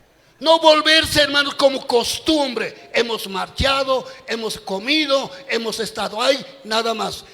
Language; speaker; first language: Spanish; native; Spanish